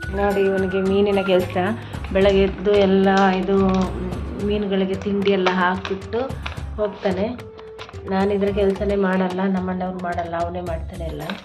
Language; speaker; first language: Kannada; native; Kannada